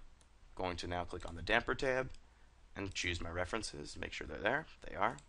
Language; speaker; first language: English; native; English